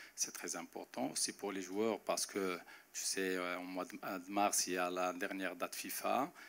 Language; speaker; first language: French; non-native, local second language; Arabic